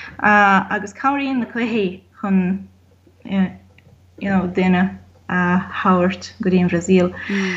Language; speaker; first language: Irish; non-native, fluent; Portuguese